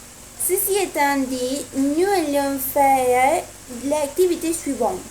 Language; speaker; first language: French; non-native, learner; Spanish